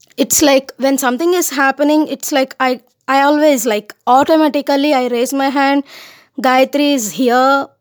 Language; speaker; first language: English; non-native, local second language; Telugu